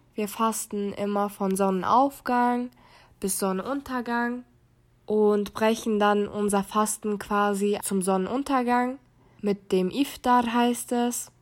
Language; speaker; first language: German; native; German